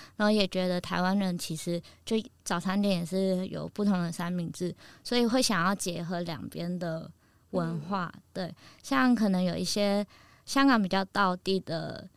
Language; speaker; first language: Chinese; non-native, local second language; Cantonese